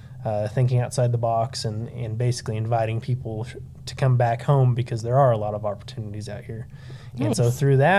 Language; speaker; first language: English; native; English